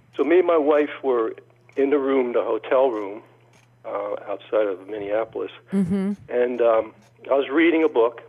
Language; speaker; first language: English; early bilingual, other home language; Polish